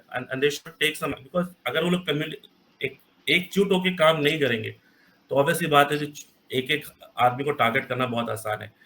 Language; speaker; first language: Hindi; native; Hindi